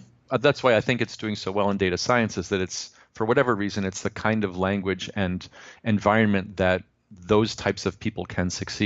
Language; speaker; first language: English; native; English